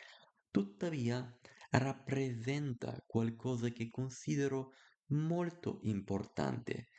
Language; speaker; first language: Italian; non-native, learner; Bulgarian